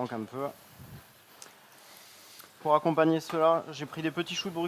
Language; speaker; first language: French; native; French